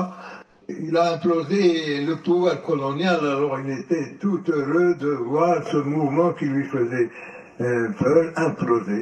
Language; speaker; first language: French; non-native, local second language; Arabic